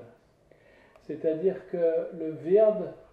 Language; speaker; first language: French; native; French